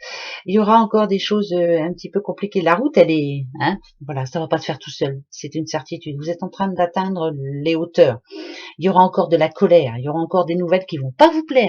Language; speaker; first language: French; native; French